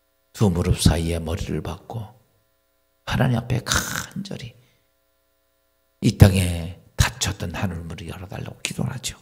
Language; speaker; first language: Korean; native; Korean